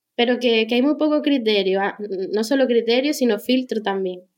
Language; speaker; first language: Spanish; native; Spanish